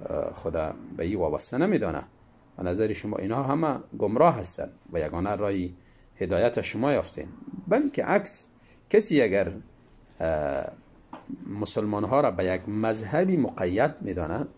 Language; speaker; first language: Persian; native; Persian